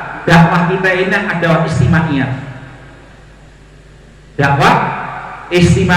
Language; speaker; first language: Indonesian; non-native, local second language; Javanese